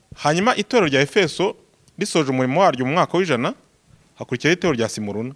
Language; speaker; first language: Kinyarwanda; native; Kinyarwanda